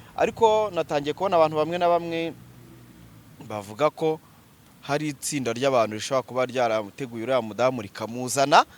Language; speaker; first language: Kinyarwanda; native; Kinyarwanda